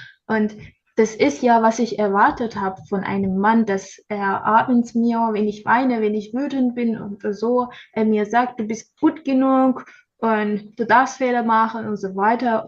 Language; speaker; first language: German; non-native, learner; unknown